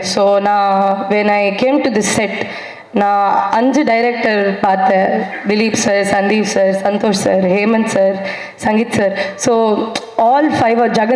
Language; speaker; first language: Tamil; non-native, local second language; Kannada